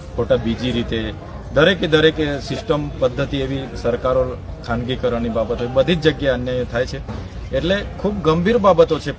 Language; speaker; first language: Gujarati; non-native, local second language; Vasavi